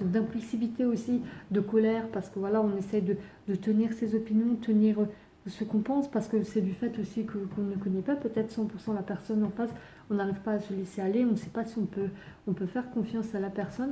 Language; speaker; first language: French; native; French